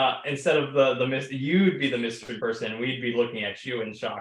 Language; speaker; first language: English; native; English